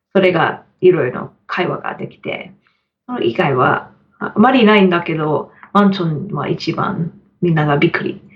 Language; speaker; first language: Japanese; non-native, learner; English